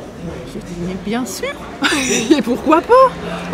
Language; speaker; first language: French; non-native, fluent; German